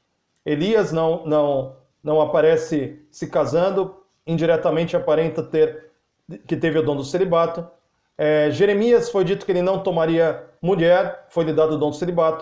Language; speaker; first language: Portuguese; native; Portuguese